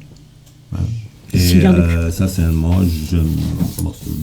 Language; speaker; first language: French; non-native, fluent; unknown